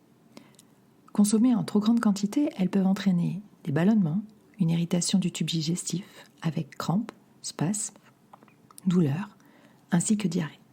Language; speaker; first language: French; native; French